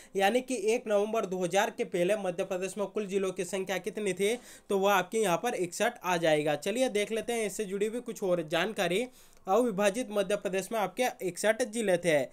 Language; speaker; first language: Hindi; native; Hindi